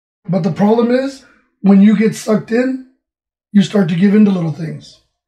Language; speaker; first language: English; early bilingual, other home language; Spanish